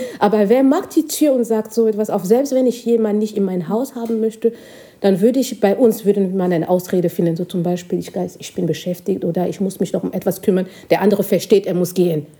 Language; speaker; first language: German; non-native, fluent; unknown